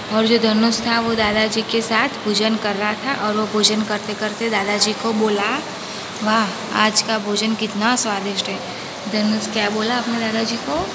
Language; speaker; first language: Hindi; non-native, local second language; Gujarati